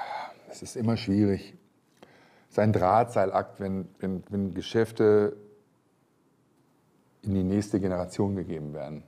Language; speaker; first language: German; native; German